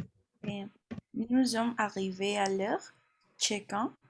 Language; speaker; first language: French; non-native, learner; Spanish